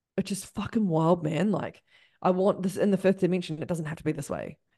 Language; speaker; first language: English; native; English